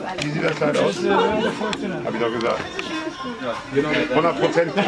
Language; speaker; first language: German; native; German